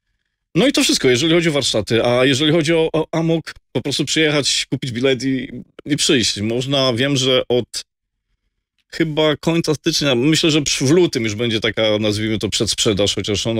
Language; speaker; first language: Polish; native; Polish